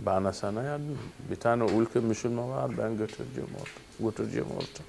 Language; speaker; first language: Turkish; non-native, learner; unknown